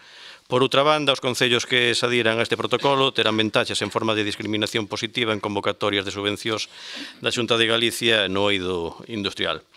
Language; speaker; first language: Galician; native; Galician